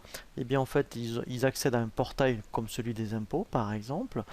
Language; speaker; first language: French; native; French